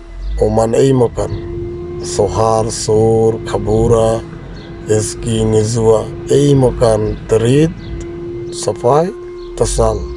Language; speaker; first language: Arabic; non-native, learner; Bangla